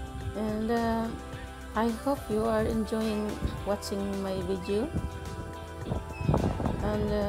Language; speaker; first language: English; non-native, learner; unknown